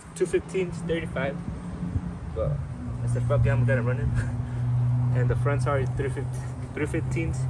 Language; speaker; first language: English; early bilingual, other home language; Spanish